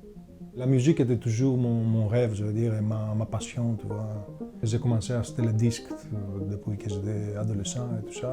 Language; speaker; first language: French; non-native, fluent; Greek